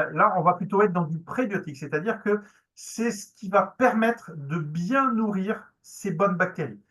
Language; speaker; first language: French; native; French